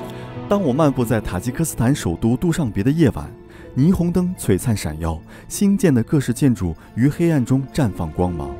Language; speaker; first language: Chinese; native; Chinese